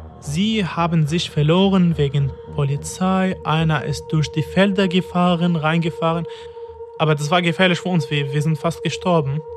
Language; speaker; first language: German; non-native, fluent; Arabic